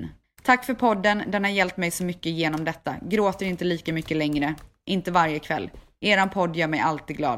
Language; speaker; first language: Swedish; native; Swedish